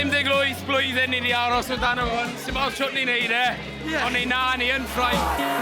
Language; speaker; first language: Welsh; native; Welsh